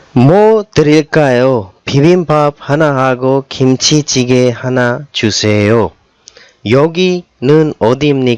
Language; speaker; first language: Korean; non-native, fluent; Urdu